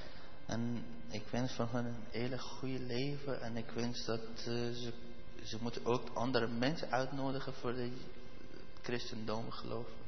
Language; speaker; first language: Dutch; non-native, learner; Persian